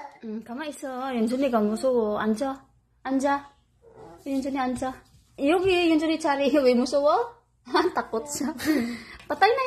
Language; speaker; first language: Korean; non-native, fluent; Filipino